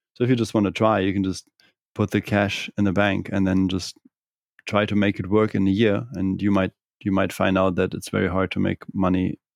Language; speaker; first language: English; non-native, fluent; German